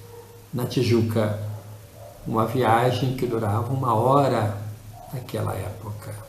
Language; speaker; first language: Portuguese; native; Portuguese